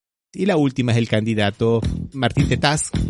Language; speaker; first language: Spanish; native; Spanish